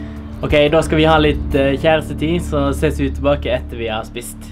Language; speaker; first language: Norwegian; native; Norwegian